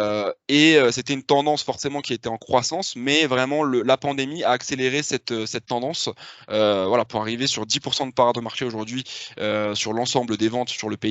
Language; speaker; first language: French; native; French